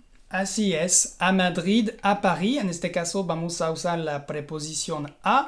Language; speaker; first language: Spanish; non-native, fluent; French